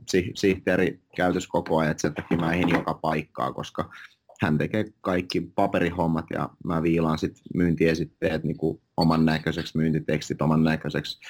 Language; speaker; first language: Finnish; early bilingual, other home language; Russian